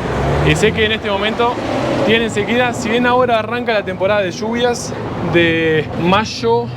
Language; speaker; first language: Spanish; native; Spanish